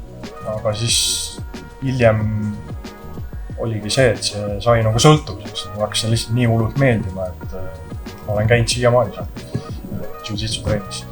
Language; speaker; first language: Estonian; native; Estonian